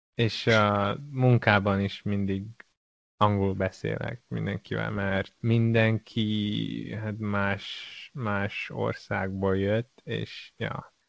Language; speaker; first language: Hungarian; non-native, learner; Chinese